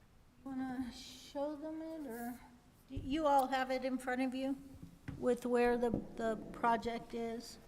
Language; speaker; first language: English; native; English